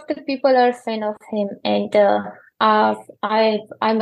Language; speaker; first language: English; non-native, fluent; Persian